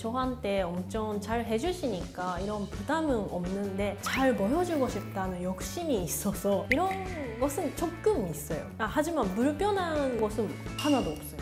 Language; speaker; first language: Korean; non-native, learner; Japanese